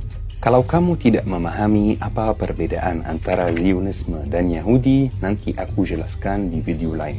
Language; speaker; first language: Indonesian; non-native, fluent; Arabic